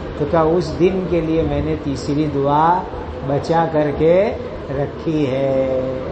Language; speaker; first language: Urdu; non-native, local second language; Gujarati